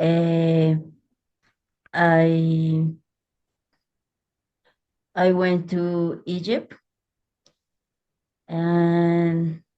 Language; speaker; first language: English; non-native, learner; Spanish